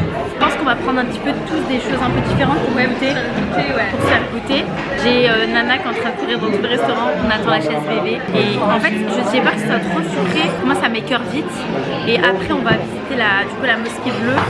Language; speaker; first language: French; native; French